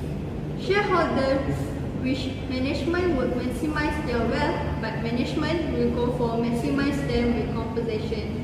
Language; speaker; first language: English; non-native, learner; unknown